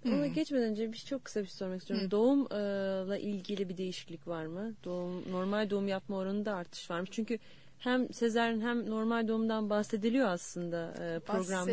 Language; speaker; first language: Turkish; native; Turkish